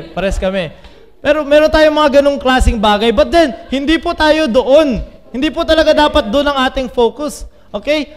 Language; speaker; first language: Filipino; native; Filipino